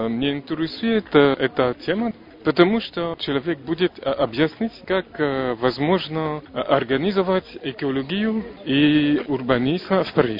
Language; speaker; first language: Russian; non-native, learner; French